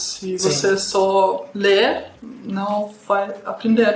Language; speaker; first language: Portuguese; non-native, fluent; Russian